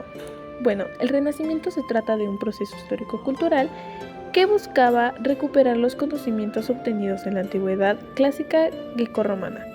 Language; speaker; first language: Spanish; native; Spanish